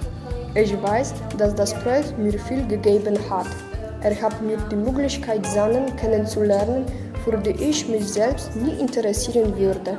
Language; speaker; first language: German; non-native, learner; Polish